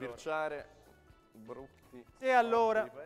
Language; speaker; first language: Italian; native; Italian